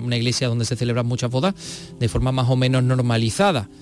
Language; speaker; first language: Spanish; native; Spanish